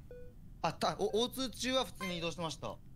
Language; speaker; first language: Japanese; native; Japanese